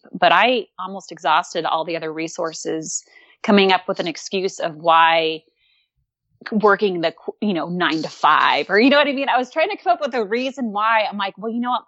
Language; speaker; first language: English; native; English